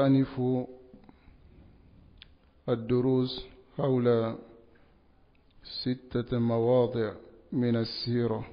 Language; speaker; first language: Arabic; non-native, fluent; Dyula